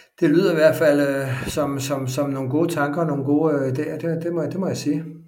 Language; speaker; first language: Danish; native; Danish